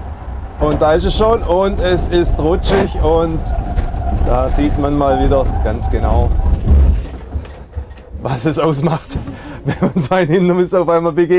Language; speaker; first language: German; native; German